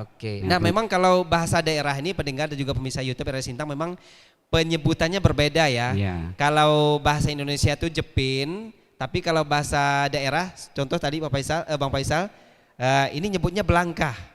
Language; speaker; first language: Malay; native; Malay